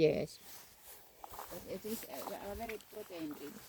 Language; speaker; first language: English; non-native, learner; Finnish